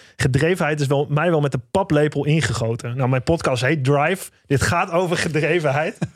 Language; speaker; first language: Dutch; native; Dutch